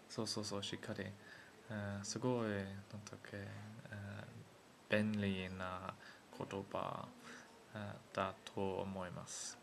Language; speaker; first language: Japanese; non-native, learner; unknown